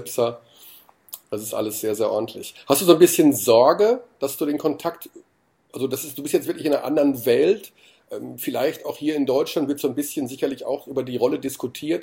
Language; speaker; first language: German; native; German